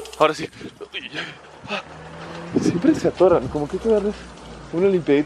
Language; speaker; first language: Spanish; native; Spanish